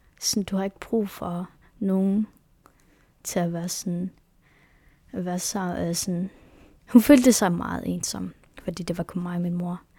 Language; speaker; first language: Danish; non-native, local second language; Kalaallisut